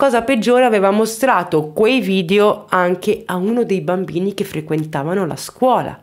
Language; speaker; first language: Italian; native; Italian